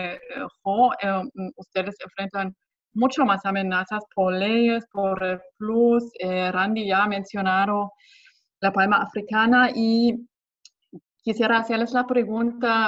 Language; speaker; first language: Spanish; non-native, fluent; German